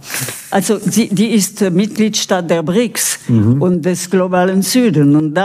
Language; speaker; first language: German; non-native, local second language; French